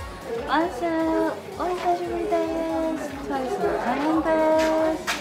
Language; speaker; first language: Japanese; non-native, learner; Korean